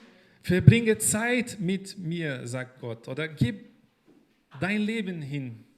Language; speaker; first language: German; non-native, fluent; Portuguese